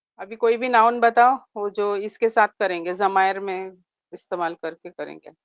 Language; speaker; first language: Urdu; native; Urdu